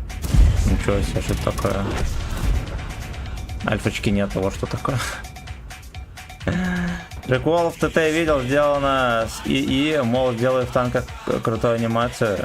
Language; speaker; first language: Russian; native; Russian